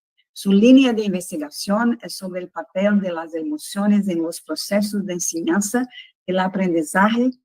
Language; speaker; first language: Spanish; non-native, fluent; Portuguese